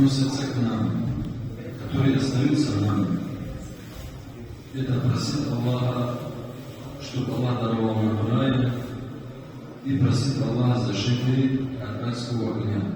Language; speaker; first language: Russian; non-native, local second language; Tajik